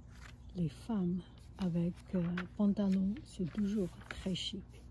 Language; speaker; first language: French; non-native, fluent; Chinese